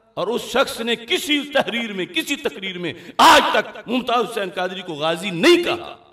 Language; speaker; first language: Urdu; non-native, local second language; Punjabi